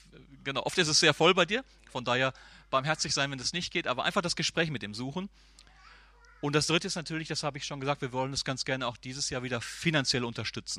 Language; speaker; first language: German; native; German